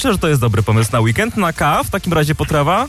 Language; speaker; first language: Polish; native; Polish